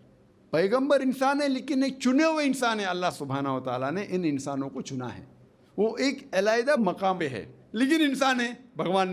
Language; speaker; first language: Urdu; non-native, fluent; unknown